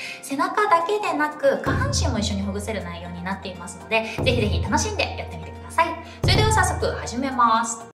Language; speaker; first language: Japanese; native; Japanese